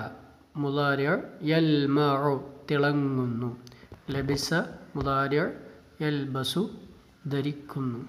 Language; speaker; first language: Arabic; non-native, fluent; Malayalam